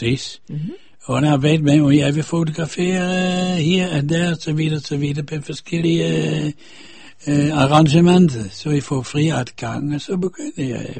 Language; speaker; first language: Danish; non-native, fluent; Dutch